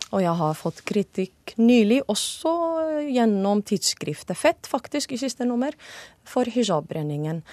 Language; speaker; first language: Norwegian; non-native, fluent; Arabic